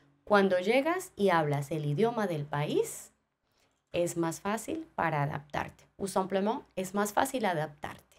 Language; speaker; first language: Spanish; non-native, fluent; French